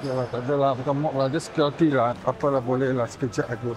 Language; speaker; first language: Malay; non-native, local second language; Chinese